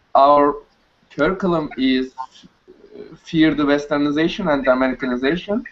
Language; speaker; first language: English; non-native, learner; Turkish